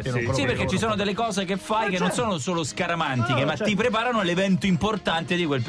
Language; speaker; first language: Italian; native; Italian